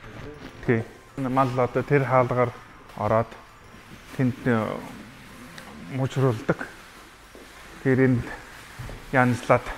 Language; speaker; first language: Mongolian; non-native, fluent; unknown